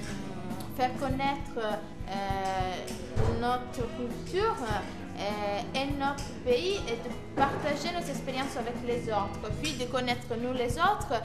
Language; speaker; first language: French; non-native, learner; Italian